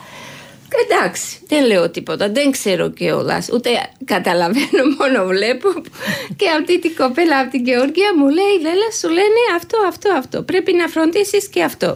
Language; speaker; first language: Greek; non-native, learner; Georgian